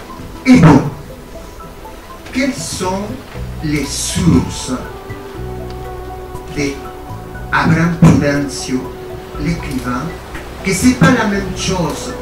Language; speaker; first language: French; non-native, fluent; Spanish